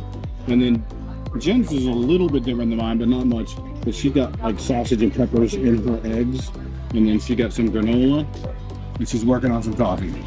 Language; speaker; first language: English; native; English